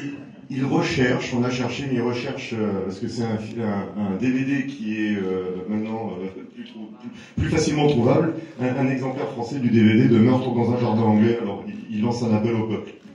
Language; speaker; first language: French; native; French